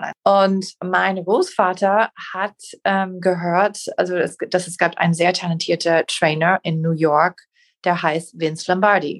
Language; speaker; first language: German; non-native, fluent; English